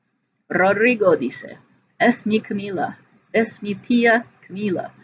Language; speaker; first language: Spanish; non-native, fluent; English